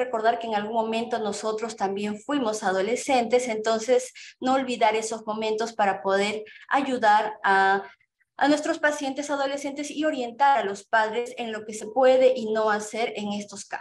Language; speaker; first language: Spanish; native; Spanish